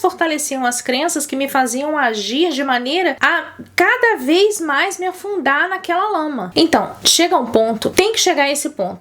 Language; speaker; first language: Portuguese; native; Portuguese